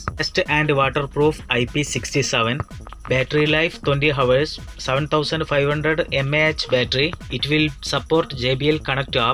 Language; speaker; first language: English; non-native, local second language; Malayalam